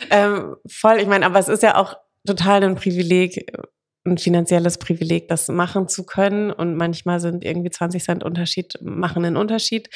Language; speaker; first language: German; native; German